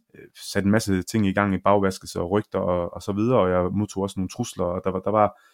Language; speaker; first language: Danish; early bilingual, other home language; Arabic